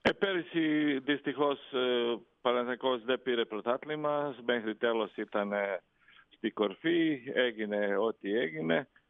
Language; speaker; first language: Greek; non-native, fluent; Croatian